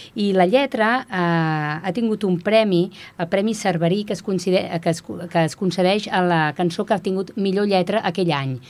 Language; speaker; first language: Catalan; native; Catalan